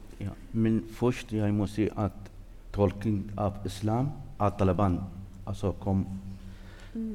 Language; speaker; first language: Norwegian; non-native, learner; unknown